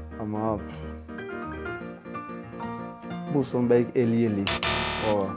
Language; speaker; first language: Turkish; non-native, learner; Portuguese